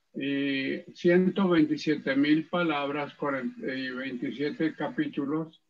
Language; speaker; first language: Spanish; early bilingual, heritage; Spanish